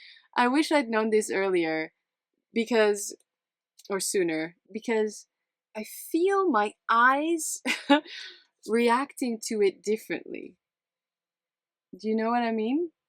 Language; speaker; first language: English; non-native, fluent; Dutch